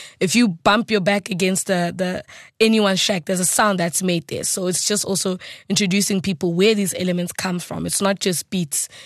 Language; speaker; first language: English; non-native, local second language; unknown